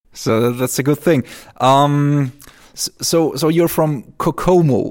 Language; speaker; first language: English; non-native, fluent; German